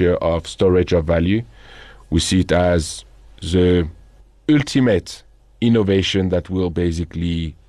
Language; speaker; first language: English; non-native, fluent; French